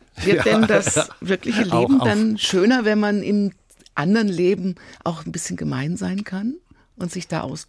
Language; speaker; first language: German; native; German